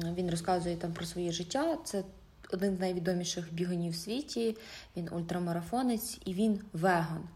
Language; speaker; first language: Ukrainian; native; Ukrainian